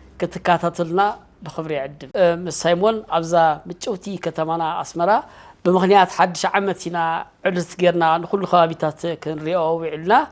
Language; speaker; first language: Tigrinya; native; Tigrinya